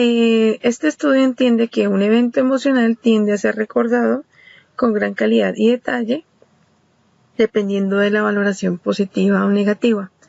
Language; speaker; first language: Spanish; native; Spanish